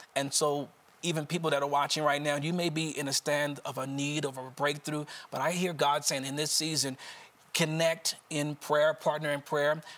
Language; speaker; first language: English; native; English